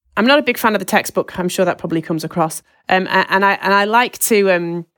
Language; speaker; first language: English; native; English